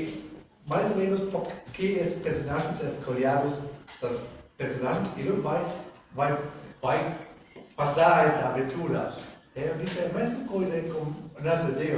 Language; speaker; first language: Portuguese; non-native, learner; German